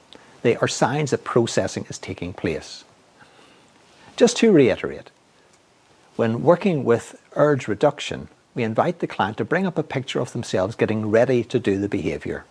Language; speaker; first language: English; native; English